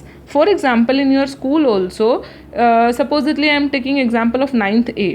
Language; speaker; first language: English; non-native, local second language; Hindi